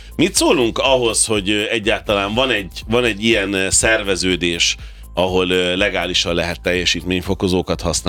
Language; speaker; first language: Hungarian; native; Hungarian